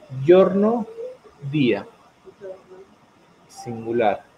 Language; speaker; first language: Italian; non-native, learner; Spanish